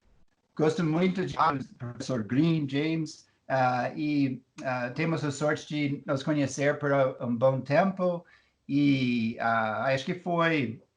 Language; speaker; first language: Portuguese; non-native, fluent; English